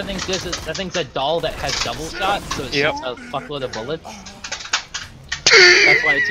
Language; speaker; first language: English; native; English